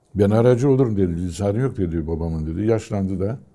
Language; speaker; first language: Turkish; native; Turkish